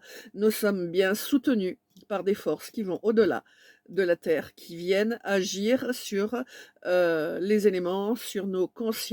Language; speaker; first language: French; native; French